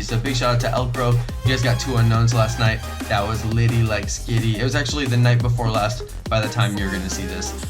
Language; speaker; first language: English; native; English